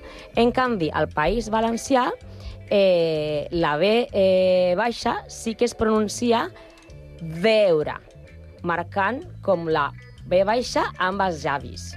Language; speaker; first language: Catalan; non-native, learner; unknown